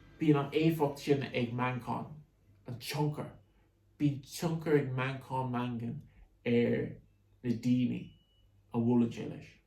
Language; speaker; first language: Irish; native; Irish